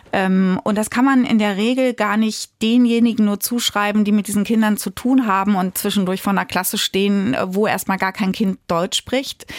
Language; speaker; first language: German; native; German